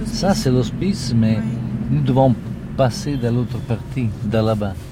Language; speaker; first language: French; non-native, learner; Italian